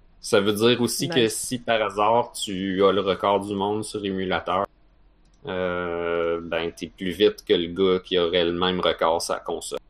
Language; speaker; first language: French; native; French